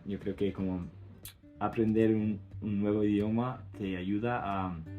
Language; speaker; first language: Spanish; non-native, fluent; English